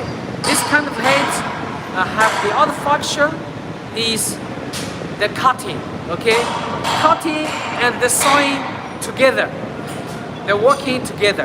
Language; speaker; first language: English; non-native, learner; Chinese